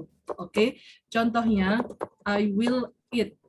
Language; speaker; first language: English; non-native, fluent; Indonesian